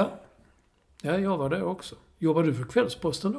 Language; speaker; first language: Swedish; native; Swedish